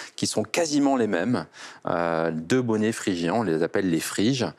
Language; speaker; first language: French; native; French